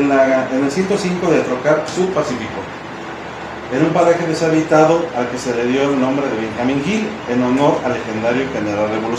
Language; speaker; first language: Spanish; native; Spanish